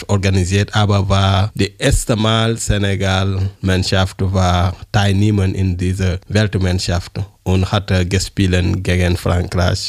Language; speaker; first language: German; non-native, learner; French